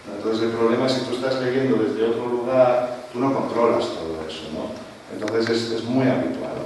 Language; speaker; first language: Spanish; non-native, local second language; Catalan